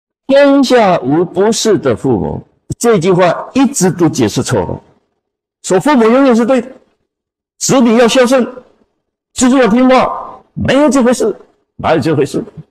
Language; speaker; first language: Chinese; native; Chinese